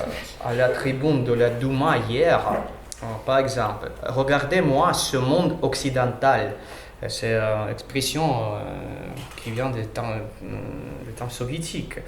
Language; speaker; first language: French; non-native, learner; Russian